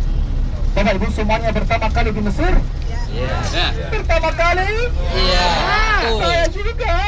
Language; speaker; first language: Indonesian; non-native, fluent; Arabic